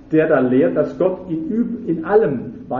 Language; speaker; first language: German; native; German